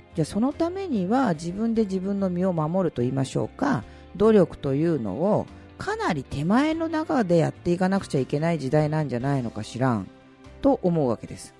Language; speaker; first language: Japanese; native; Japanese